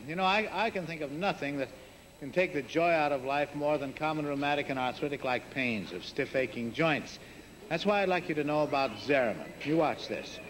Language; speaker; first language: English; native; English